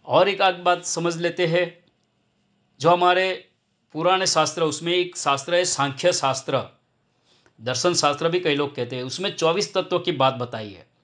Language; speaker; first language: Hindi; non-native, local second language; Gujarati